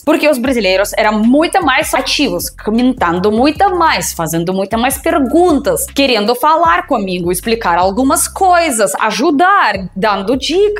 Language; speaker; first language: Portuguese; non-native, fluent; Russian